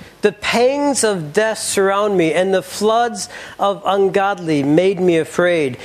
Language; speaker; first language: English; native; English